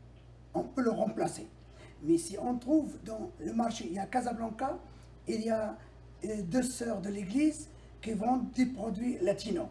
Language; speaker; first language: French; non-native, local second language; Arabic